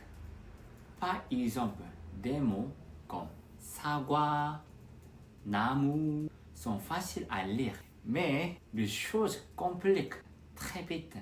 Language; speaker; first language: French; non-native, fluent; Korean